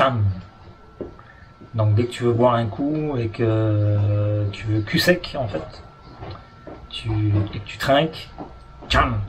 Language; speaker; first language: French; native; French